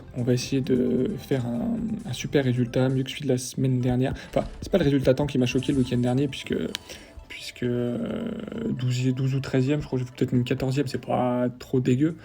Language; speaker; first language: French; native; French